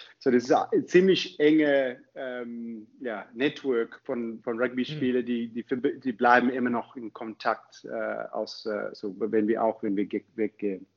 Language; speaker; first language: German; non-native, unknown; English